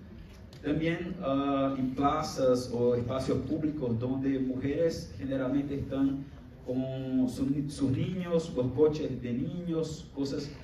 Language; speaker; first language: Spanish; non-native, fluent; Portuguese